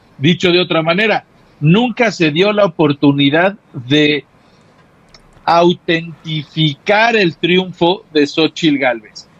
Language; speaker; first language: Spanish; native; Spanish